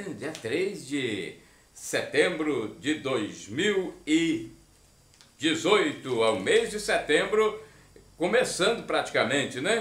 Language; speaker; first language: Portuguese; native; Portuguese